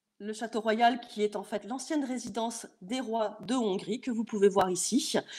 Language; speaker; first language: French; native; French